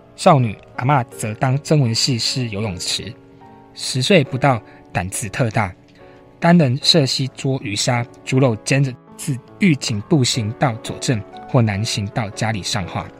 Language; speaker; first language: Chinese; native; Chinese